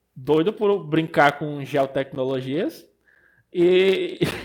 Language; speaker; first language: Portuguese; native; Portuguese